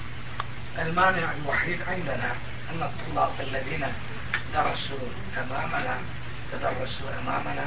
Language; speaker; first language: Arabic; non-native, fluent; Turkish